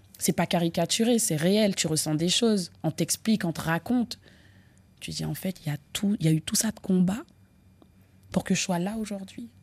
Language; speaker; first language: French; native; French